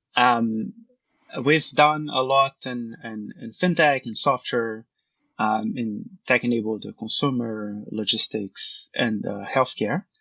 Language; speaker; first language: English; non-native, fluent; Portuguese